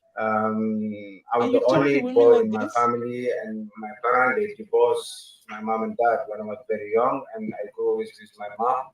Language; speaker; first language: English; non-native, learner; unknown